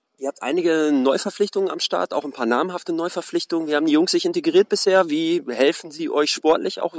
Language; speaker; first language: German; native; German